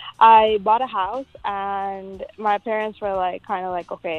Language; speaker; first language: English; non-native, local second language; Tamil